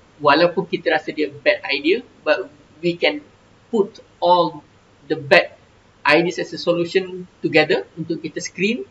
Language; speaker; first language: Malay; native; Malay